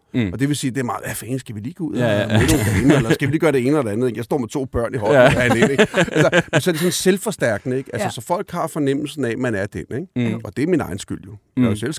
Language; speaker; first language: Danish; native; Danish